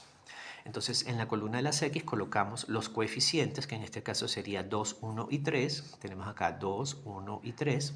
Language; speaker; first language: Spanish; native; Spanish